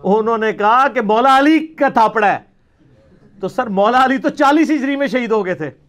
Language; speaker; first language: Urdu; non-native, local second language; Punjabi